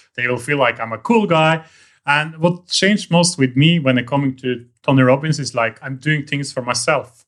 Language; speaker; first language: English; non-native, fluent; Norwegian